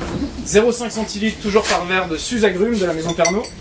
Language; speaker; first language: French; non-native, fluent; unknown